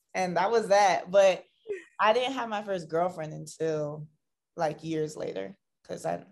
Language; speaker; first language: English; native; English